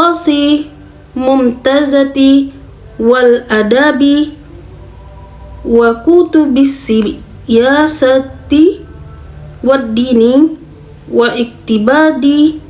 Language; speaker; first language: Arabic; non-native, learner; Indonesian